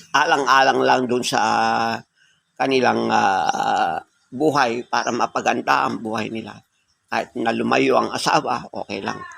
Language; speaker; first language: Filipino; native; Filipino